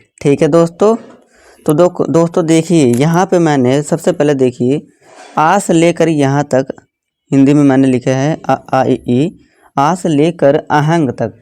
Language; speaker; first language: Hindi; native; Hindi